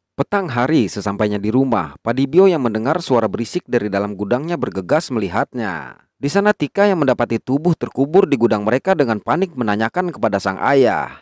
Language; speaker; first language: Indonesian; native; Indonesian